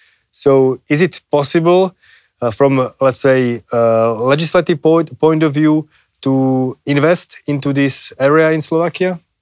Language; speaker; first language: English; non-native, fluent; Slovak